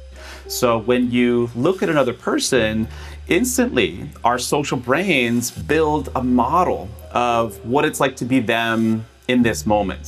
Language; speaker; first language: English; native; English